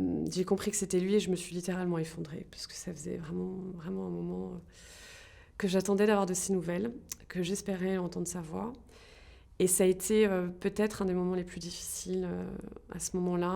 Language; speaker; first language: French; native; French